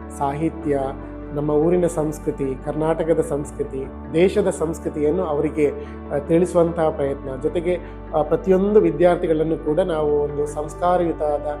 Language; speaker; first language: Kannada; native; Kannada